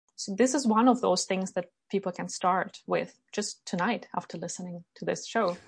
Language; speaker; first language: English; non-native, fluent; Ukrainian